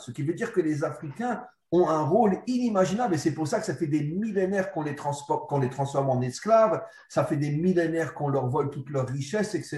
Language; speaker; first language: French; native; French